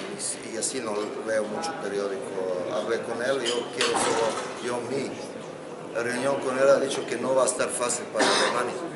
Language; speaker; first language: Spanish; non-native, fluent; Croatian